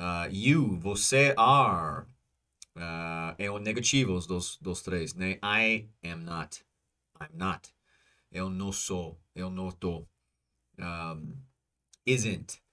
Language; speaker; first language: Portuguese; non-native, fluent; English